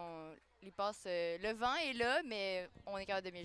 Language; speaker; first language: French; native; French